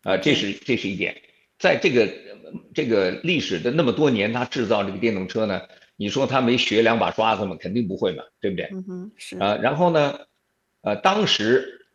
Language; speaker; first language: Chinese; native; Chinese